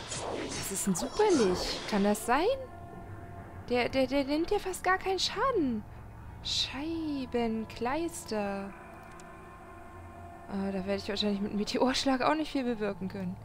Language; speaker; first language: German; native; German